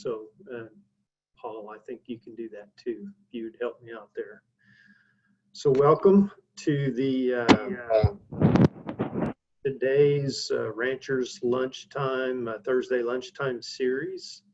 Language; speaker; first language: English; native; English